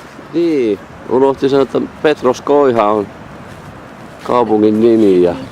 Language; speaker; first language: Finnish; native; Finnish